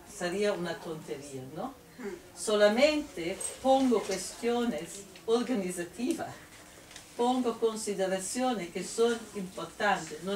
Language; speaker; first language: Spanish; non-native, fluent; Italian